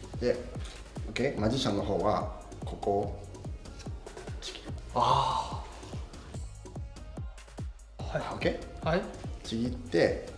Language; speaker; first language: Japanese; non-native, learner; Korean